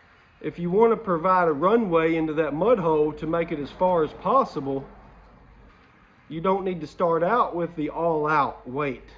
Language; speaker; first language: English; native; English